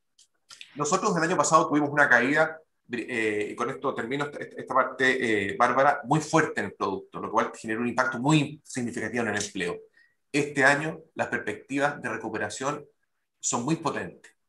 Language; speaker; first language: Spanish; native; Spanish